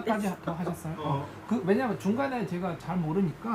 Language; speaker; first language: Korean; non-native, fluent; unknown